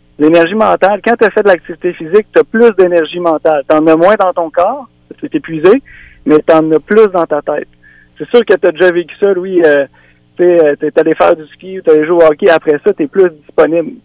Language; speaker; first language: French; native; French